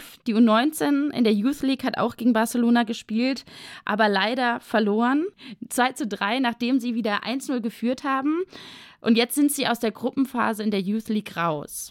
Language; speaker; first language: German; native; German